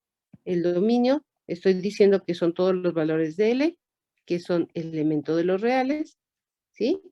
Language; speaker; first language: Spanish; native; Spanish